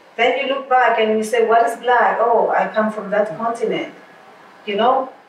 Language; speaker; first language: English; non-native, fluent; Portuguese